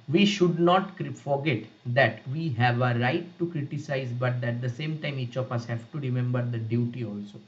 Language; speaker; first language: English; non-native, local second language; Bangla